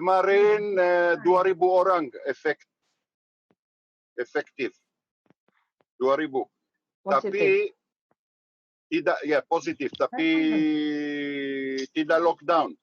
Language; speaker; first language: Indonesian; non-native, learner; Hebrew